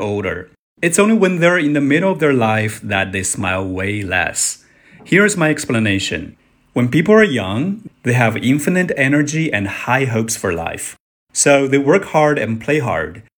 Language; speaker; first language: English; non-native, fluent; Chinese